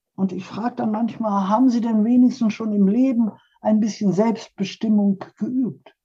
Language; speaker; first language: German; early bilingual, other home language; Polish